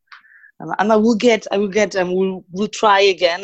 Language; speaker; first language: English; non-native, fluent; Spanish